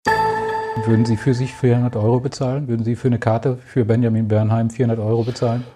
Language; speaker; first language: German; native; German